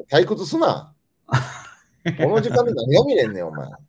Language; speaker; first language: Japanese; native; Japanese